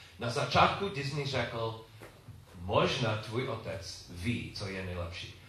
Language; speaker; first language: Czech; non-native, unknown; English